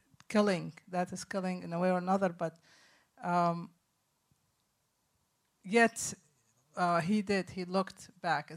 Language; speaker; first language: English; non-native, fluent; Arabic